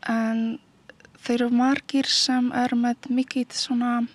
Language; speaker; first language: Icelandic; non-native, learner; Polish